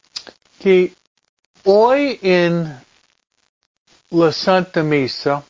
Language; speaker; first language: Spanish; non-native, fluent; English